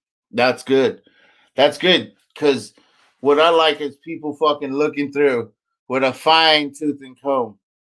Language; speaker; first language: English; native; English